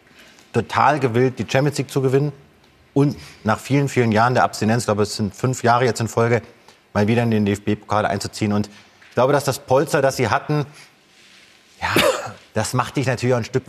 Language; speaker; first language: German; native; German